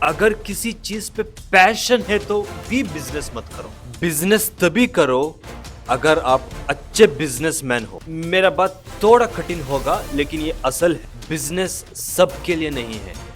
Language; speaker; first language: Hindi; non-native, local second language; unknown